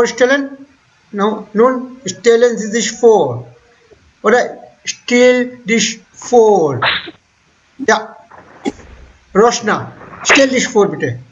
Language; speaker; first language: German; non-native, fluent; Hindi